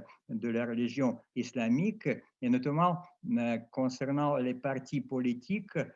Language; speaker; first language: French; non-native, fluent; Russian